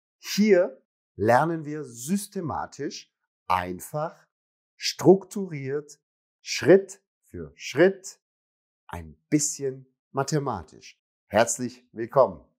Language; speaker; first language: German; non-native, fluent; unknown